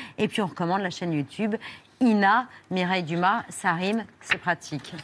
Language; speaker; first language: French; native; French